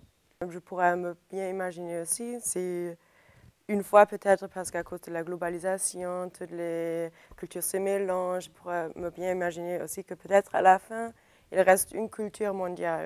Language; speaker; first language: French; non-native, fluent; German